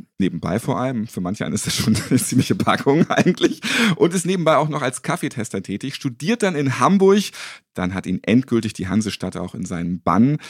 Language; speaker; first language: German; native; German